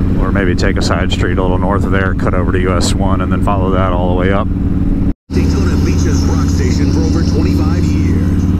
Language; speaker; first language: English; native; English